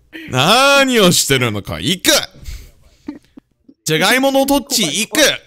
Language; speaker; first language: Japanese; non-native, learner; English